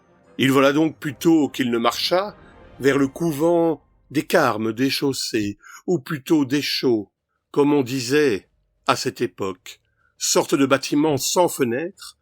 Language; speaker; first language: French; native; French